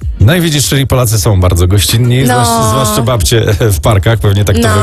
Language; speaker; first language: Polish; native; Polish